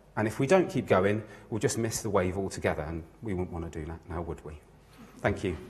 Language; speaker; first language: English; native; English